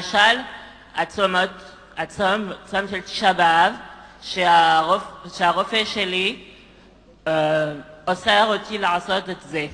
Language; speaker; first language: Hebrew; non-native, learner; French